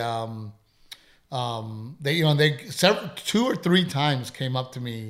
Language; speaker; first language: English; native; English